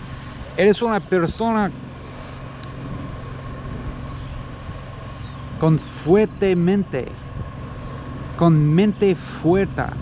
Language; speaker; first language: Spanish; non-native, learner; English